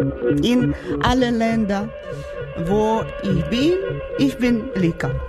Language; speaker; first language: German; non-native, learner; Ukrainian